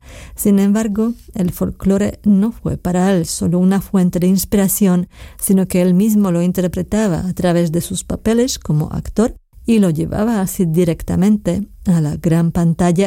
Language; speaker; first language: Spanish; non-native, fluent; Slovak